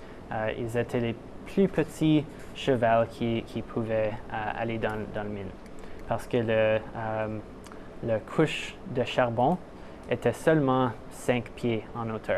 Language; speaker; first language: French; non-native, local second language; English